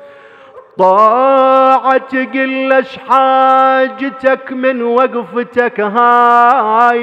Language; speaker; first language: Arabic; native; Arabic